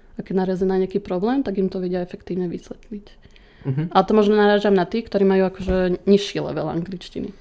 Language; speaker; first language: Slovak; native; Slovak